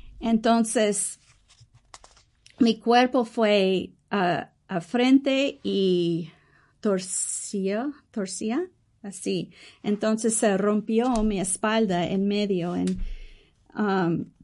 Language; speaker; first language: Spanish; early bilingual, heritage; English